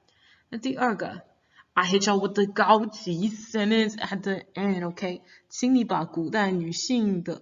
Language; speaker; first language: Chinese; non-native, fluent; English